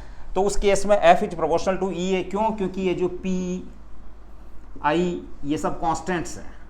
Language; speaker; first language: Hindi; native; Hindi